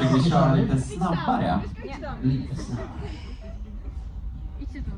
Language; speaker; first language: Polish; non-native, fluent; Ukrainian